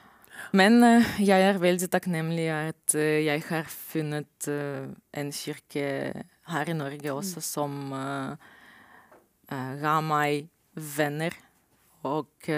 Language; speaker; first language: Norwegian; non-native, learner; Romanian